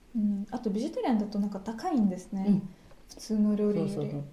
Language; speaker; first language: Japanese; non-native, fluent; Russian